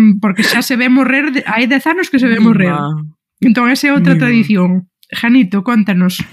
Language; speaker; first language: Galician; native; Galician